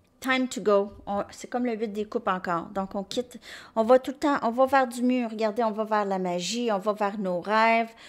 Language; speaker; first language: French; native; French